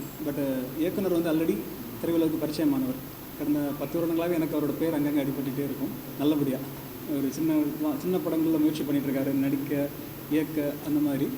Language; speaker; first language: Tamil; native; Tamil